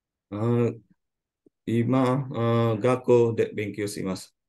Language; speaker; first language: Japanese; non-native, learner; Balinese